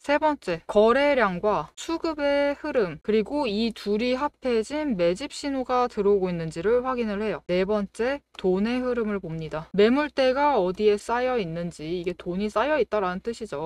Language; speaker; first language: Korean; native; Korean